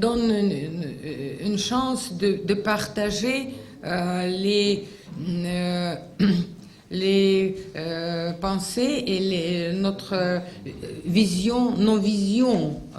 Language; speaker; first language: French; non-native, fluent; Russian